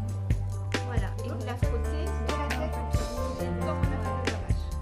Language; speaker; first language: French; native; French